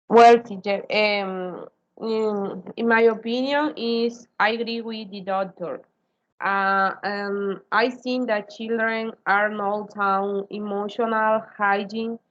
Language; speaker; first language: English; non-native, learner; Spanish